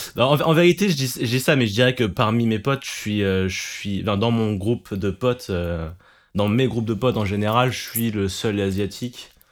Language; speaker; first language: French; early bilingual, other home language; Cantonese